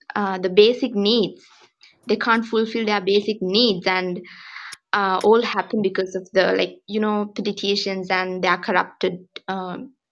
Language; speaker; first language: English; non-native, local second language; Sinhala